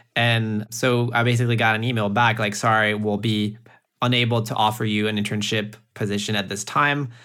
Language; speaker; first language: English; early bilingual, heritage; French